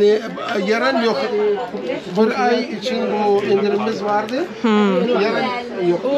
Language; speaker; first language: Turkish; non-native, learner; Arabic